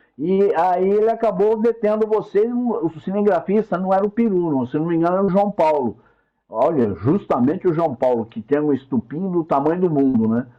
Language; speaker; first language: Portuguese; native; Portuguese